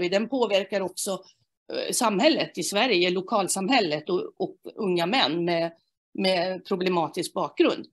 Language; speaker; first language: Swedish; native; Swedish